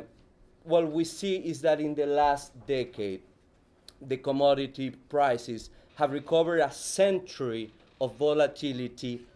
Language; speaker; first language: English; non-native, fluent; Spanish